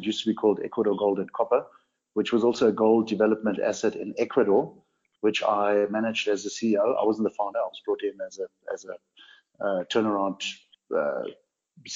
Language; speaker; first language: English; non-native, local second language; German